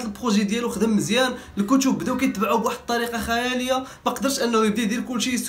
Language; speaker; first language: Arabic; native; Arabic